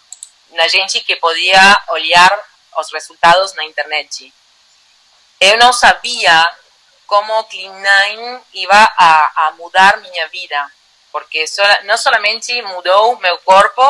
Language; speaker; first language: Portuguese; non-native, learner; Spanish